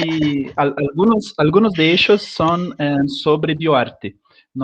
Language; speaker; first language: Spanish; non-native, learner; Portuguese